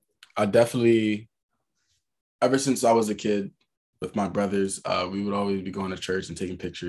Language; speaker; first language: English; native; English